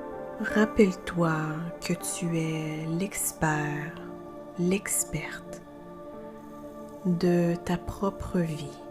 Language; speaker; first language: French; native; French